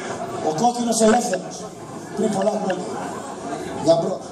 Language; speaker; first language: Greek; native; Greek